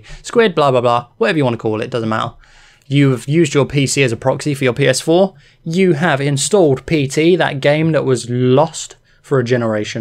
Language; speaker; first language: English; native; English